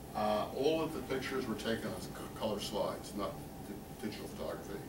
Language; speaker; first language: English; native; English